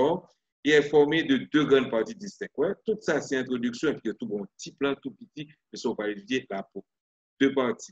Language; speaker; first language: French; non-native, local second language; Haitian Creole